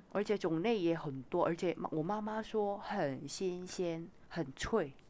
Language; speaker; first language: Chinese; non-native, fluent; Korean